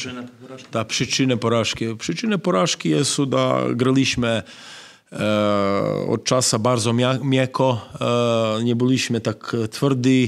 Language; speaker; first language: Polish; non-native, fluent; Serbian